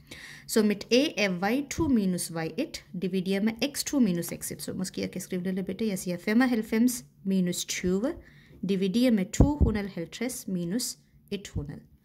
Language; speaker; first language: Danish; non-native, fluent; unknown